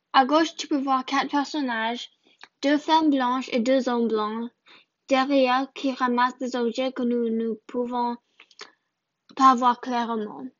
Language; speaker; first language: French; non-native, learner; English